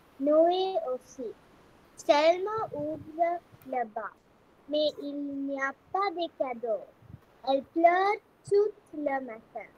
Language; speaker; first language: French; non-native, learner; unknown